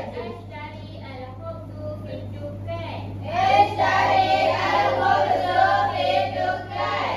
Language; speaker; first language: Arabic; non-native, learner; Malay